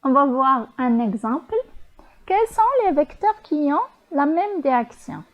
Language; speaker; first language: French; non-native, local second language; Arabic